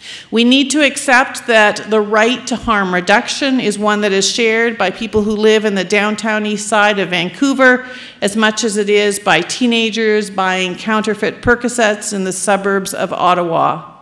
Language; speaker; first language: English; native; English